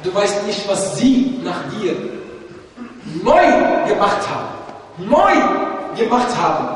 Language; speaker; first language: German; non-native, fluent; Arabic